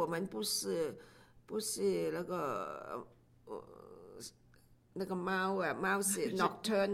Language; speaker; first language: Chinese; non-native, local second language; Cantonese